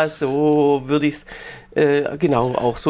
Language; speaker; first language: German; native; German